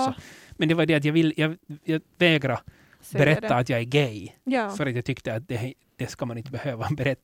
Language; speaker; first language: Swedish; native; Swedish